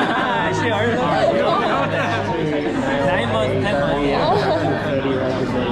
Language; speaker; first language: English; non-native, learner; Korean